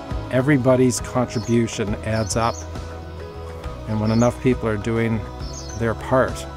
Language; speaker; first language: English; native; English